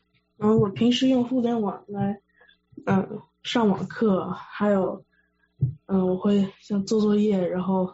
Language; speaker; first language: Chinese; early bilingual, heritage; Chinese